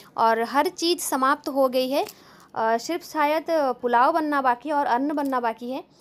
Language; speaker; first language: Hindi; non-native, local second language; Bangla